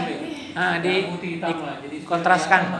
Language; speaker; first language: Indonesian; native; Indonesian